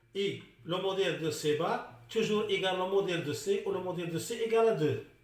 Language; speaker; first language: French; non-native, local second language; Arabic